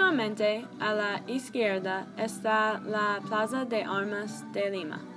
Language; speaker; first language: Spanish; non-native, learner; English